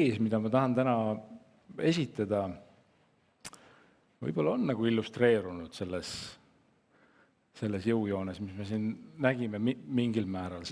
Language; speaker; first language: Estonian; native; Estonian